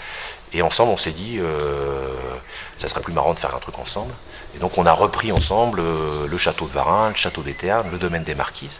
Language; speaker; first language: French; native; French